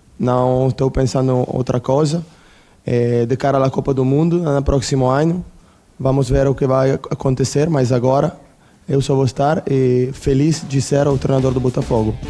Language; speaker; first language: Portuguese; non-native, fluent; Italian